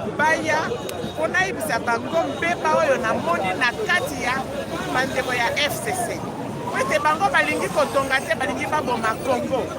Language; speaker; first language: Lingala; non-native, local second language; Luba-Lulua